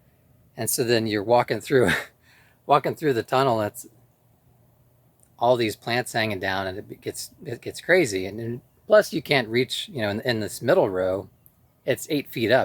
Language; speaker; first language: English; native; English